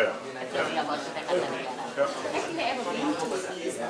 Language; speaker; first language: English; non-native, learner; Indonesian